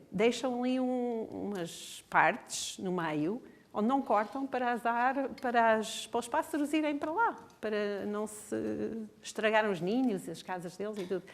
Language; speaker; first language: Portuguese; non-native, fluent; English